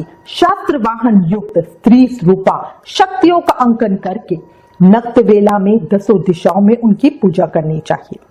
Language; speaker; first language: Hindi; native; Hindi